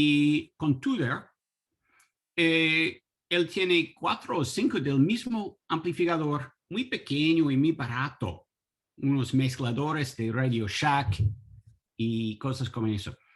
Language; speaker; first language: Spanish; non-native, learner; English